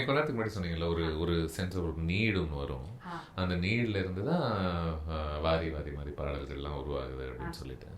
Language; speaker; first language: Tamil; native; Tamil